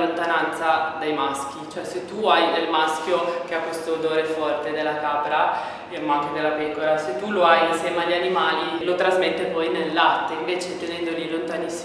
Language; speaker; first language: Italian; native; Italian